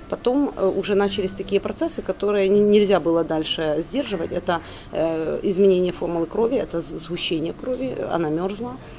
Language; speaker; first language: Russian; non-native, local second language; Ukrainian